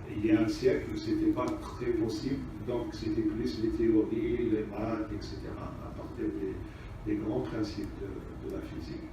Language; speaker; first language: French; non-native, local second language; Arabic